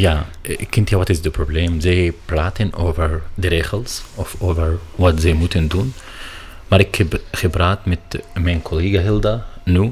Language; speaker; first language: Dutch; non-native, learner; Arabic